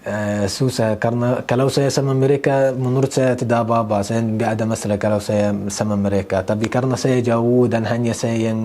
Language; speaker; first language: Indonesian; non-native, fluent; Arabic